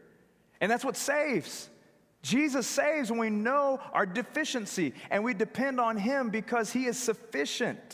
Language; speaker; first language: English; native; English